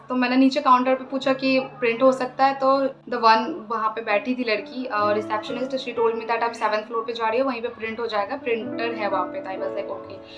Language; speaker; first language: Hindi; non-native, local second language; Assamese